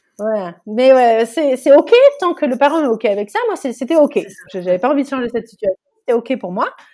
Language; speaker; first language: French; native; French